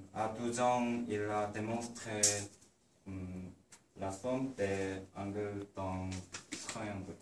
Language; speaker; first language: French; non-native, learner; Korean